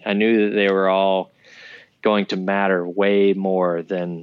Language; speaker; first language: English; native; English